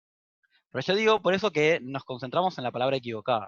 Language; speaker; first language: Spanish; native; Spanish